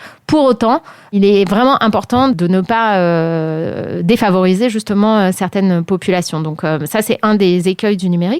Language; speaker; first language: French; native; French